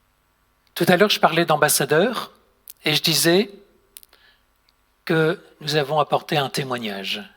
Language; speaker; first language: French; native; French